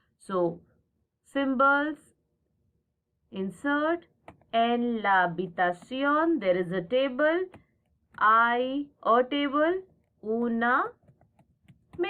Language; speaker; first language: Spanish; non-native, fluent; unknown